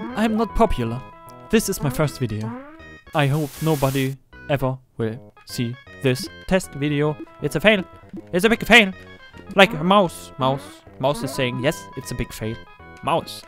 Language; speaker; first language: English; non-native, learner; German